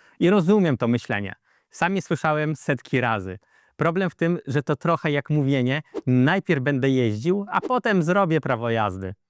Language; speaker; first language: Polish; native; Polish